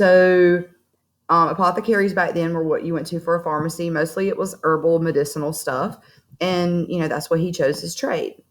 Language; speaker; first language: English; native; English